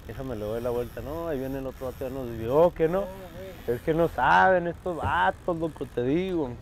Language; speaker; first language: Spanish; early bilingual, other home language; English